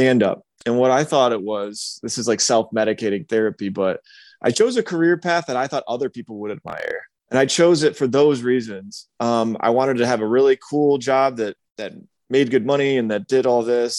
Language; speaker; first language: English; native; English